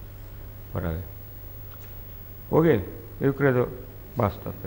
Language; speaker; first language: Italian; non-native, learner; Russian